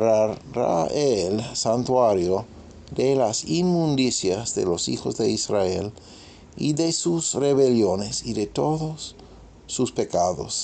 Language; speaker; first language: Spanish; non-native, fluent; English